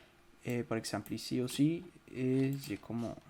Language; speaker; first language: French; non-native, fluent; Spanish